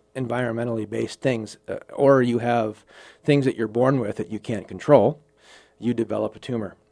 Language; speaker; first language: English; native; English